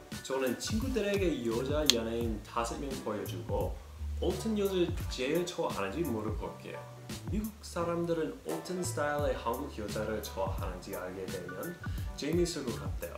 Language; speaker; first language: Korean; non-native, learner; Russian